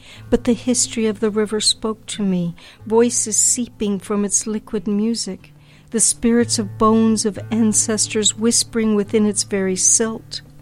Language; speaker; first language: English; early bilingual, other home language; Spanish